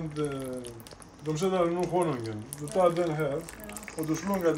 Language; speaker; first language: Swedish; non-native, fluent; Portuguese